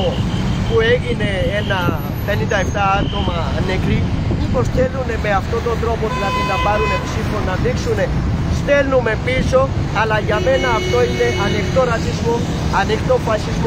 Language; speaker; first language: Greek; non-native, learner; Urdu